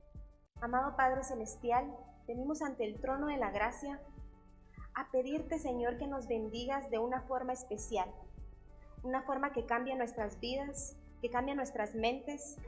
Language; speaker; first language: Spanish; native; Spanish